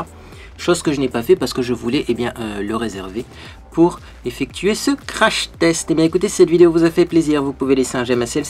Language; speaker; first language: French; native; French